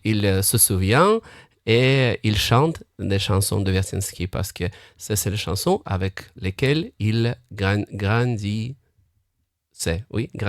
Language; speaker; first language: French; non-native, fluent; Russian